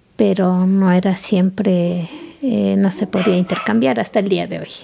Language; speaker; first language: Spanish; native; Spanish